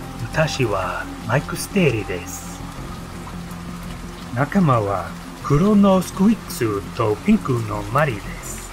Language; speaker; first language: Japanese; non-native, learner; English